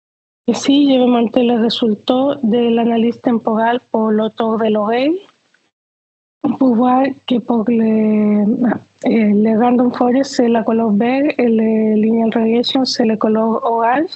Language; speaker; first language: French; non-native, fluent; Spanish